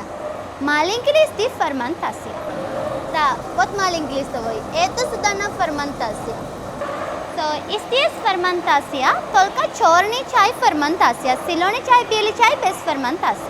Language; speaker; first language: Russian; non-native, learner; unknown